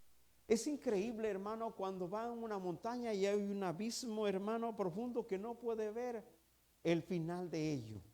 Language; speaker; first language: Spanish; native; Spanish